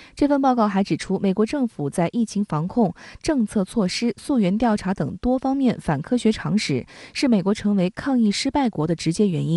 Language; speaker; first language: Chinese; native; Chinese